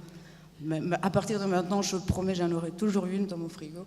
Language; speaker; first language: French; non-native, fluent; Spanish